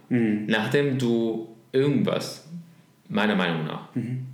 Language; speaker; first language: German; non-native, learner; Arabic